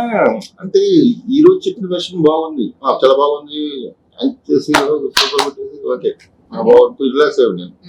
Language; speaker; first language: Telugu; native; Telugu